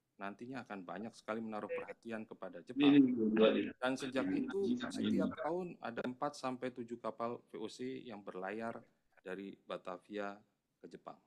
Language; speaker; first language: Indonesian; native; Indonesian